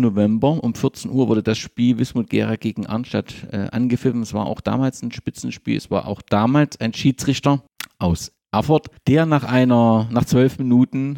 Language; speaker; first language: German; native; German